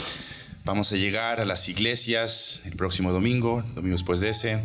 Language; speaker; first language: Spanish; native; Spanish